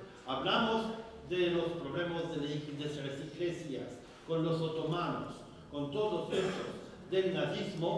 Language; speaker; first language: Spanish; non-native, fluent; French